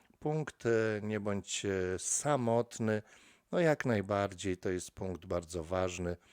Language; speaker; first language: Polish; native; Polish